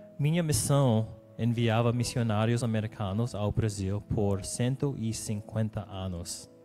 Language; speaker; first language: Portuguese; non-native, learner; English